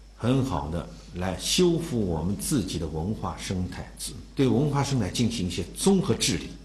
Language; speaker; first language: Chinese; native; Chinese